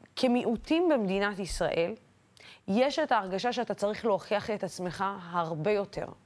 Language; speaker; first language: Hebrew; non-native, local second language; Arabic